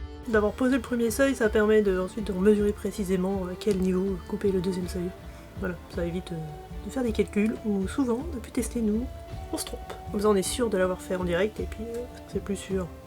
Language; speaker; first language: French; native; French